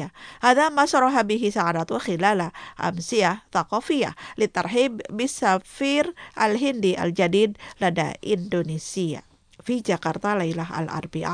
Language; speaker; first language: Arabic; non-native, fluent; Indonesian